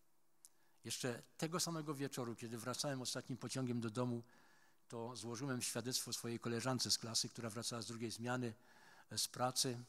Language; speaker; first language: Polish; native; Polish